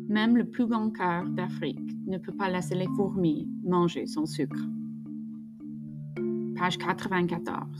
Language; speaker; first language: French; non-native, fluent; English